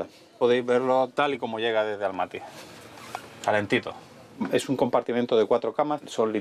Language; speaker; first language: Spanish; native; Spanish